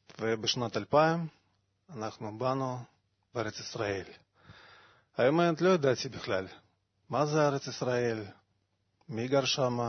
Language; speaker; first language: Hebrew; non-native, learner; Russian